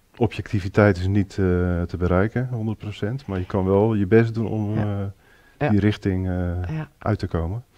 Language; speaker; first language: Dutch; native; Dutch